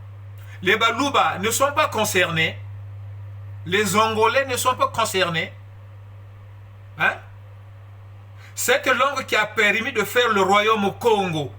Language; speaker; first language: French; non-native, local second language; Kongo